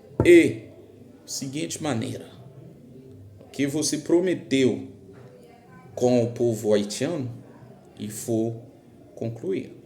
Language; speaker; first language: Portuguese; non-native, learner; Haitian Creole